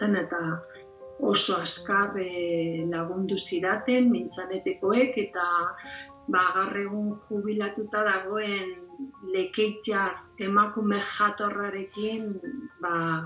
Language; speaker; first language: Basque; non-native, local second language; Spanish